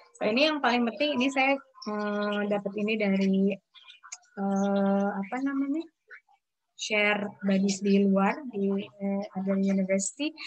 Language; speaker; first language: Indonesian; native; Indonesian